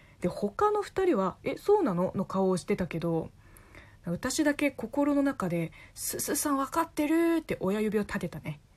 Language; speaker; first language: Japanese; non-native, fluent; Chinese